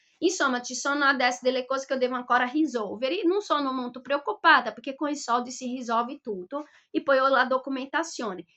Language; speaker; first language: Italian; non-native, fluent; Portuguese